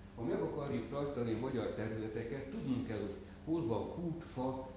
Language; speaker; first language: Hungarian; native; Hungarian